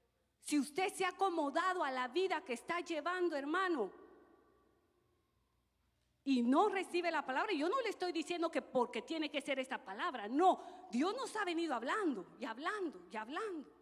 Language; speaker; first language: Spanish; native; Spanish